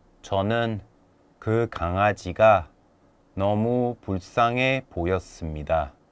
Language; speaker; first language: Korean; non-native, fluent; French